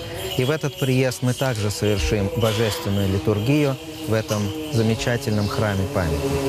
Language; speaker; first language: Russian; native; Russian